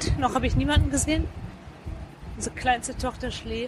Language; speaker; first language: German; native; German